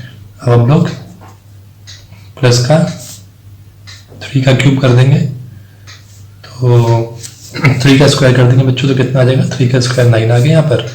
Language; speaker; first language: Hindi; native; Hindi